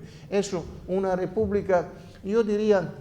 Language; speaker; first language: Spanish; non-native, fluent; Italian